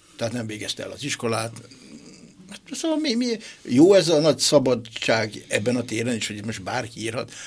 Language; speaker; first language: Hungarian; native; Hungarian